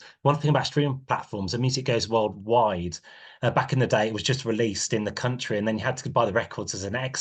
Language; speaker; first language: English; native; English